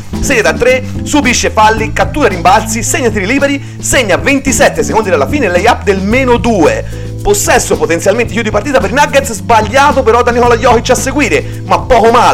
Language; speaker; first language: Italian; native; Italian